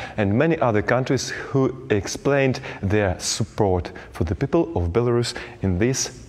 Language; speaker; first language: English; non-native, fluent; Belarusian